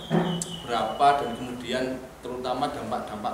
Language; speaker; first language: Indonesian; native; Indonesian